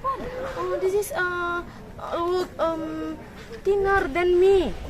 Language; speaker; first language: English; non-native, learner; Indonesian